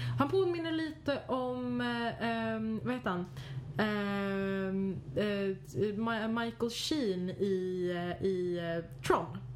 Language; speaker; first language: Swedish; native; Swedish